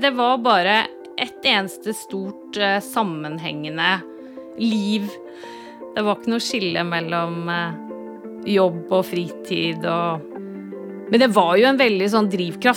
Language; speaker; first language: Norwegian; native; Norwegian